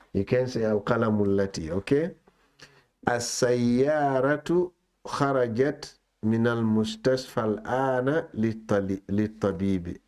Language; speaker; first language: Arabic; non-native, fluent; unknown